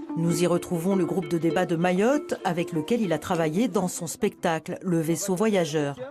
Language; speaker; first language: French; native; French